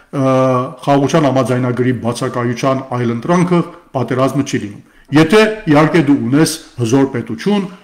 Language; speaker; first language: Armenian; early bilingual, heritage; Armenian